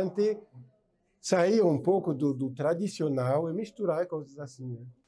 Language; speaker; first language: Portuguese; non-native, fluent; French